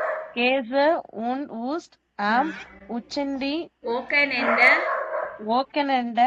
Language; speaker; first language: German; non-native, learner; Tamil